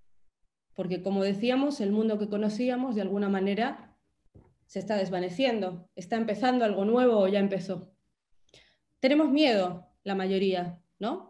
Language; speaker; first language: Spanish; native; Spanish